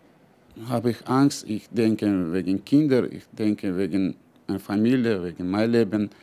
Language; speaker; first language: German; non-native, learner; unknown